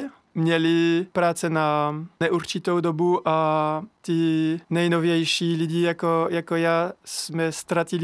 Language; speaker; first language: Czech; non-native, learner; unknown